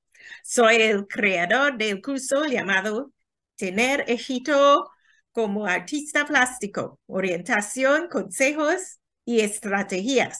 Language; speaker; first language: Spanish; non-native, fluent; English